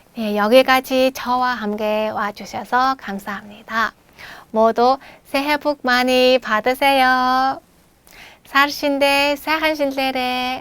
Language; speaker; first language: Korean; non-native, fluent; Mongolian